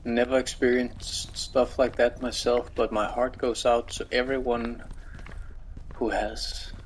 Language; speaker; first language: English; non-native, fluent; Danish